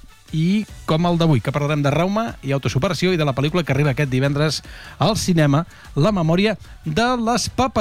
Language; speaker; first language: Catalan; native; Catalan